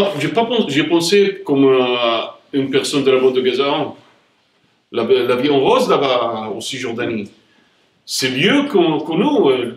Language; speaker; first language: French; non-native, fluent; Arabic